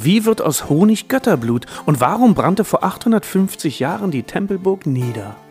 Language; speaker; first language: German; native; German